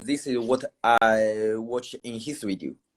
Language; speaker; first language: English; non-native, learner; Chinese